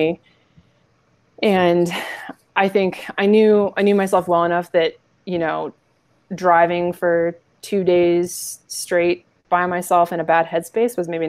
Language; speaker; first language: English; native; English